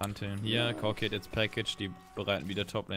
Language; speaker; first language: German; native; German